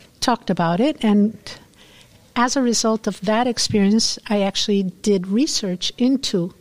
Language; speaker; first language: English; non-native, fluent; Spanish